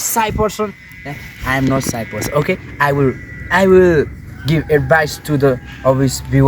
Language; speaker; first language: English; non-native, learner; Nepali